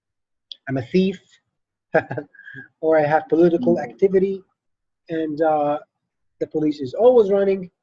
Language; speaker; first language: English; non-native, fluent; Arabic